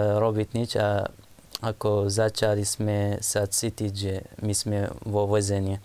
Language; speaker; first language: Slovak; non-native, learner; Arabic